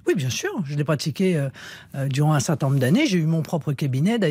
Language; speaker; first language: French; native; French